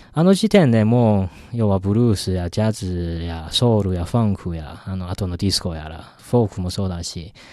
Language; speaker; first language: Japanese; non-native, fluent; Chinese